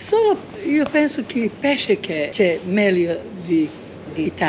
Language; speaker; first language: Italian; non-native, learner; Turkish